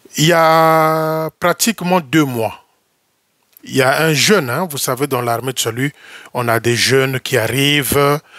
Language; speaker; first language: French; non-native, local second language; Lingala